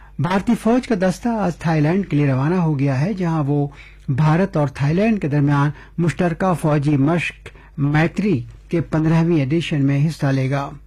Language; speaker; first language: Urdu; native; Urdu